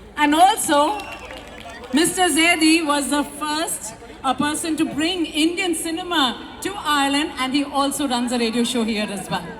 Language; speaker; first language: English; non-native, local second language; Malayalam